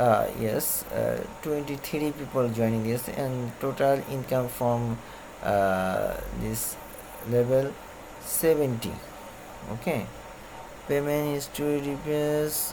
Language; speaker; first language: English; non-native, learner; Bangla